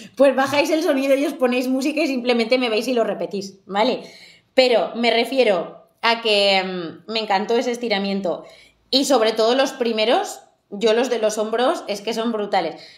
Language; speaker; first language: Spanish; native; Spanish